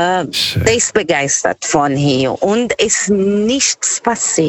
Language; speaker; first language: German; non-native, learner; Portuguese